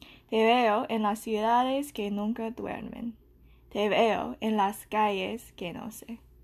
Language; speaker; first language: Spanish; non-native, learner; English